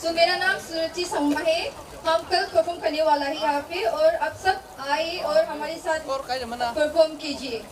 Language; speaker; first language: Hindi; non-native, local second language; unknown